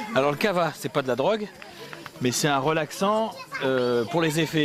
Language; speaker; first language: French; native; French